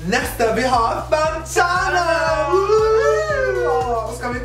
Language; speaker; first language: Swedish; non-native, fluent; English